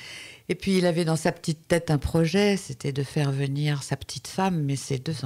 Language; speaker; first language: French; native; French